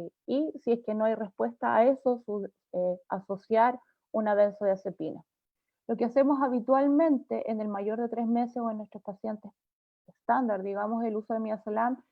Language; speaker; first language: Spanish; native; Spanish